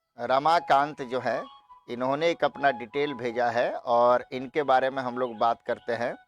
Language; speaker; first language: Hindi; native; Hindi